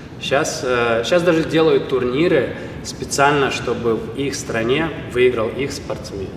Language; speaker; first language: Russian; native; Russian